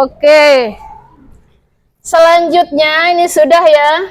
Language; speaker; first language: Indonesian; native; Indonesian